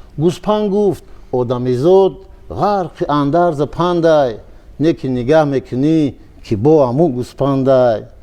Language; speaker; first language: Tajik; native; Tajik